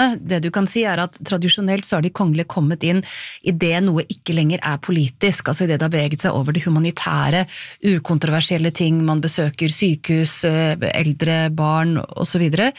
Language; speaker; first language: Norwegian; native; Norwegian